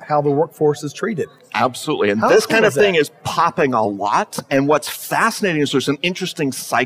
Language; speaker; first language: English; native; English